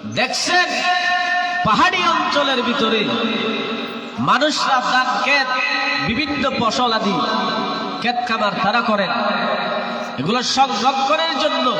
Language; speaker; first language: Bangla; native; Bangla